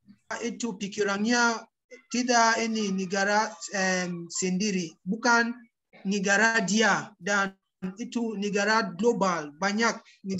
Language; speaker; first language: Indonesian; non-native, learner; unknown